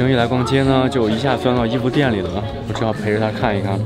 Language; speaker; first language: Chinese; native; Chinese